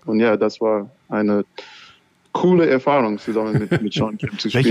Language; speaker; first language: German; non-native, learner; English